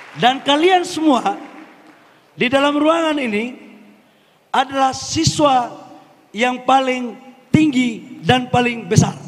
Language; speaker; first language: Indonesian; native; Indonesian